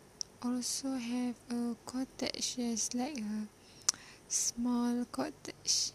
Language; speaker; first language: English; non-native, learner; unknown